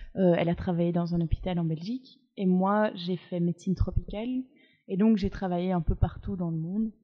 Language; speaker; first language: French; native; French